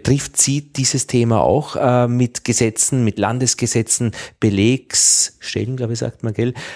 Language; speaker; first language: German; native; German